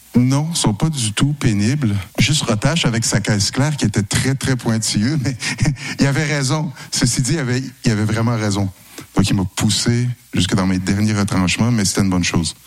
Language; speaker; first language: French; native; French